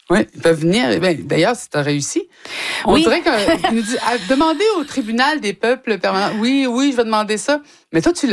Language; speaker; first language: French; native; French